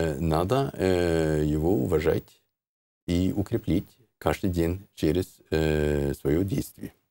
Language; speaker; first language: Russian; non-native, fluent; Norwegian